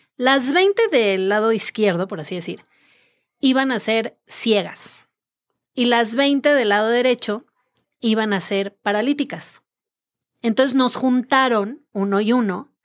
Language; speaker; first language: Spanish; native; Spanish